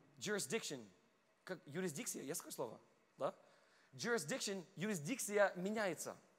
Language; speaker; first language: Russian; non-native, fluent; English